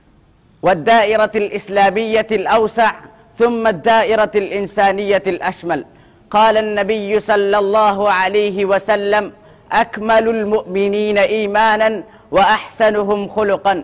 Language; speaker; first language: Arabic; non-native, learner; Urdu